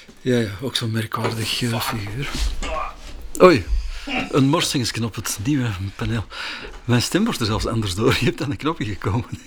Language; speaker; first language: Dutch; native; Dutch